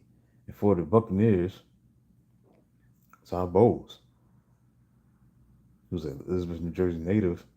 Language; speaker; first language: English; native; English